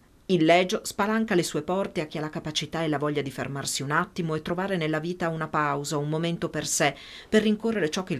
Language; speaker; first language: Italian; native; Italian